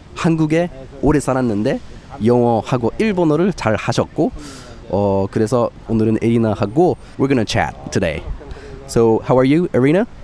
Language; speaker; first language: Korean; non-native, fluent; English